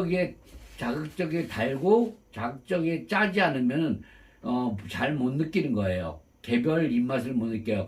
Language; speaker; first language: Korean; native; Korean